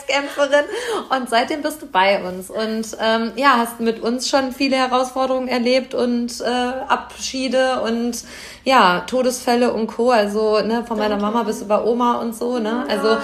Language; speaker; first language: German; native; German